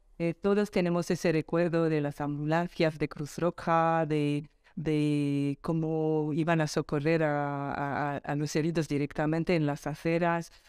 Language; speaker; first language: Spanish; early bilingual, other home language; Arabic